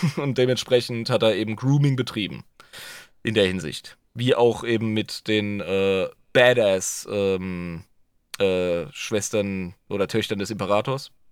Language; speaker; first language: German; native; German